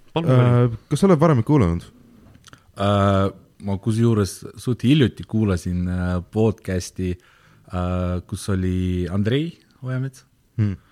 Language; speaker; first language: Estonian; non-native, local second language; Russian